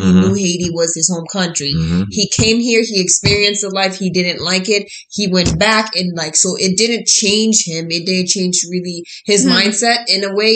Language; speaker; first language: English; early bilingual, other home language; Haitian Creole